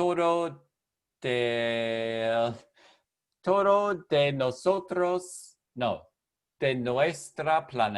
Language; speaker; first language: Spanish; non-native, learner; English